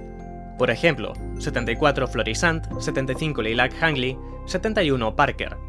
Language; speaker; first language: Spanish; native; Spanish